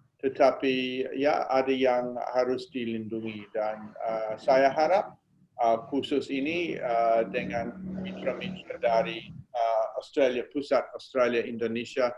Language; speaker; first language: Indonesian; non-native, fluent; English